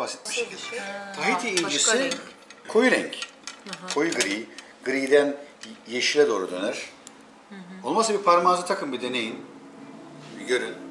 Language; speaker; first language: Turkish; native; Turkish